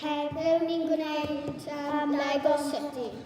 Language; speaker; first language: Welsh; non-native, local second language; English